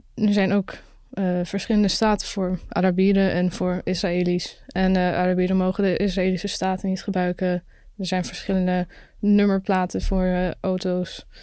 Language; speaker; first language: Dutch; early bilingual, other home language; Arabic